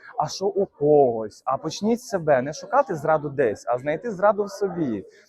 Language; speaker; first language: Ukrainian; non-native, local second language; Russian